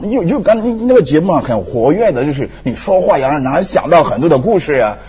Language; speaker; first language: Chinese; non-native, fluent; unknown